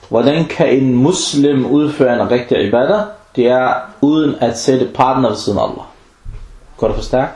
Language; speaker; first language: Danish; non-native, fluent; Arabic